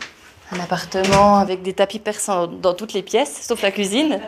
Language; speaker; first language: French; native; French